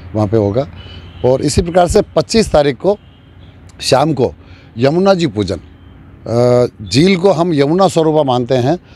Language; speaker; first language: Hindi; native; Hindi